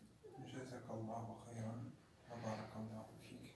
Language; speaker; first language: Arabic; native; Arabic